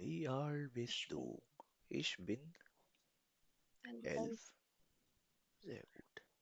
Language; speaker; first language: German; non-native, fluent; Urdu